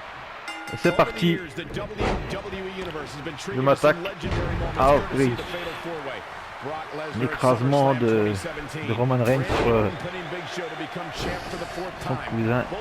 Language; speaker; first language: French; native; French